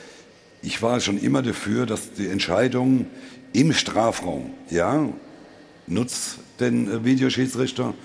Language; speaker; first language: German; native; German